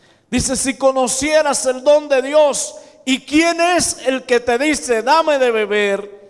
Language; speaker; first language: Spanish; native; Spanish